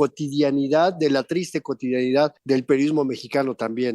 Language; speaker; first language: Spanish; native; Spanish